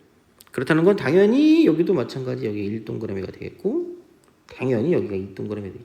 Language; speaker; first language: Korean; native; Korean